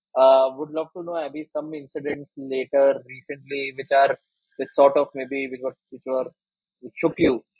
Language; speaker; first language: English; non-native, local second language; Hindi